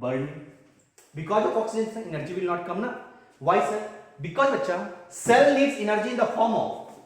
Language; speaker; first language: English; non-native, local second language; Hindi